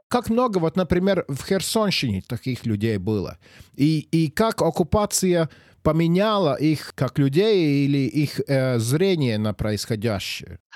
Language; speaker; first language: Russian; non-native, local second language; Latvian